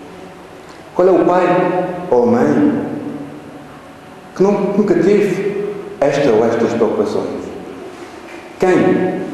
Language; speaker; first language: Portuguese; native; Portuguese